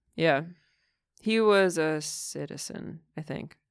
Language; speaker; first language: English; early bilingual, other home language; Russian